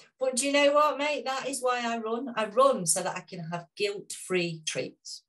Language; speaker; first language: English; native; English